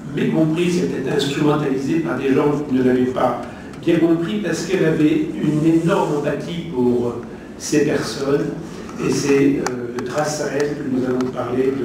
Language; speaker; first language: French; native; French